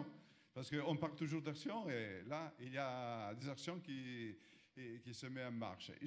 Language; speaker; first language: French; non-native, fluent; Italian